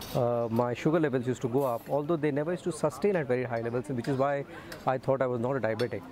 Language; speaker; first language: English; non-native, local second language; Hindi